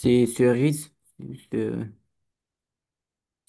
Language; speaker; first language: French; non-native, learner; Romanian